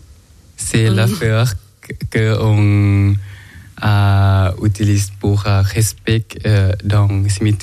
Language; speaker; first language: French; non-native, learner; Thai